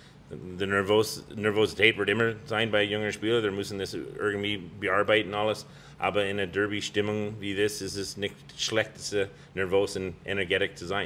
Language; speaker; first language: German; non-native, fluent; English